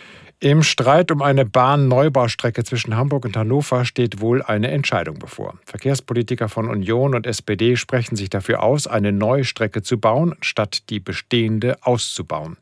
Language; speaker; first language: German; native; German